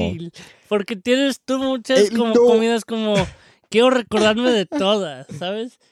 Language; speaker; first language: Spanish; early bilingual, heritage; Spanish